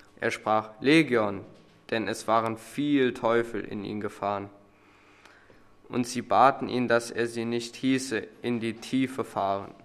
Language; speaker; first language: German; non-native, fluent; Serbian